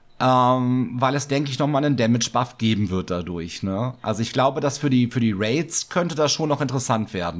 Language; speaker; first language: German; native; German